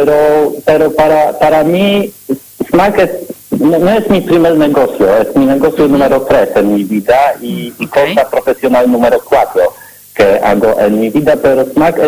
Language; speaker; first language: Spanish; non-native, learner; Polish